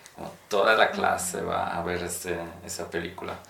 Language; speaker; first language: Spanish; non-native, fluent; Polish